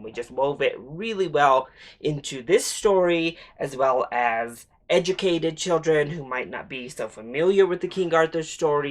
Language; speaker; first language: English; native; English